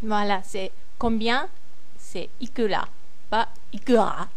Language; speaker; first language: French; non-native, fluent; Japanese